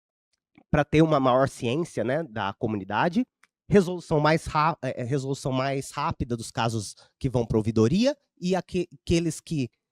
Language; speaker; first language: Portuguese; native; Portuguese